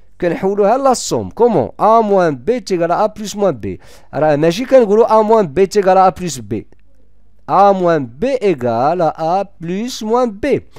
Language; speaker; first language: French; non-native, local second language; Arabic